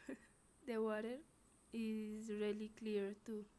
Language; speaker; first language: English; non-native, learner; Spanish